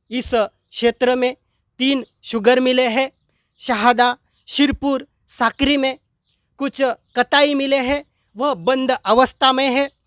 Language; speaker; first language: Hindi; non-native, local second language; Marathi